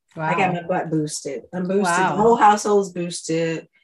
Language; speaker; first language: English; native; English